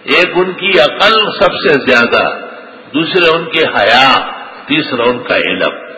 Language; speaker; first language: Urdu; non-native, local second language; Pashto